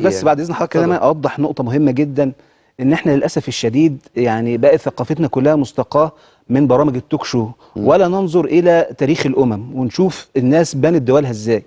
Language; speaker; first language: Arabic; native; Arabic